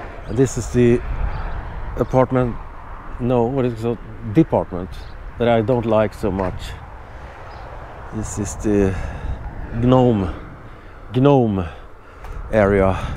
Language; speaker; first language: English; non-native, fluent; Swedish